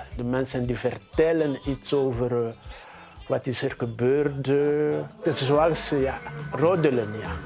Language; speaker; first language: Dutch; non-native, fluent; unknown